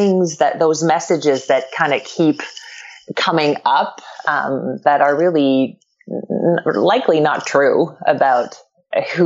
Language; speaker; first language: English; non-native, fluent; French